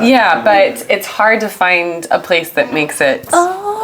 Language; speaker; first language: English; native; English